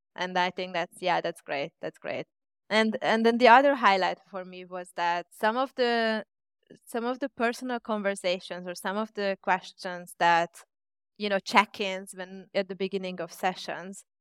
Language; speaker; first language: English; non-native, fluent; Hungarian